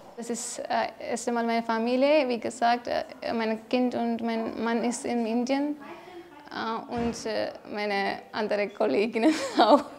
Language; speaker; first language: German; non-native, learner; Malayalam